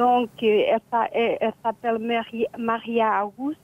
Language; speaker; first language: French; early bilingual, other home language; Portuguese